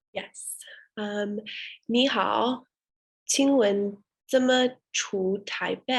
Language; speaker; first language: Chinese; non-native, learner; English